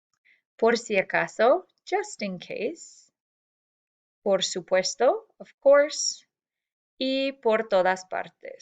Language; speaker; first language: Spanish; non-native, fluent; English